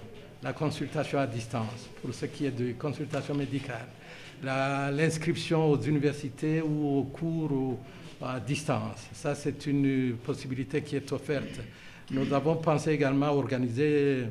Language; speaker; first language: French; non-native, local second language; Rundi